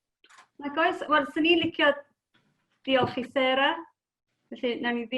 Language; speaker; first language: Welsh; native; Welsh